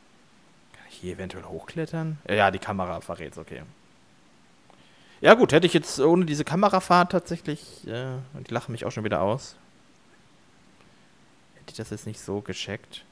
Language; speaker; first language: German; native; German